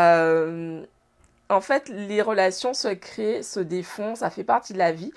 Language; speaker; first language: French; native; French